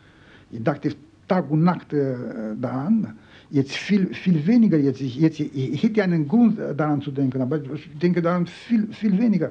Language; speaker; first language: German; non-native, fluent; French